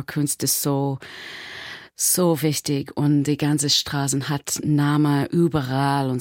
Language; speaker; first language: German; non-native, learner; English